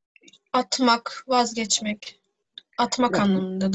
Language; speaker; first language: Turkish; native; Turkish